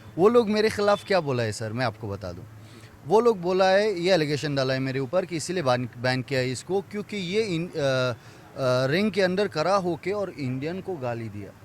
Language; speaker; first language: Hindi; non-native, fluent; Persian